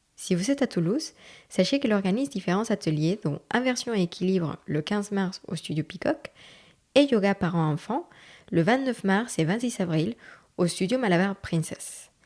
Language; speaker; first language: French; non-native, fluent; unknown